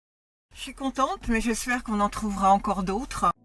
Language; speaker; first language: French; native; French